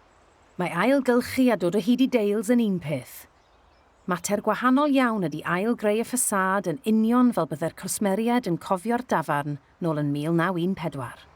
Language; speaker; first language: Welsh; native; Welsh